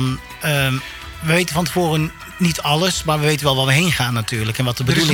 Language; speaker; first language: Dutch; native; Dutch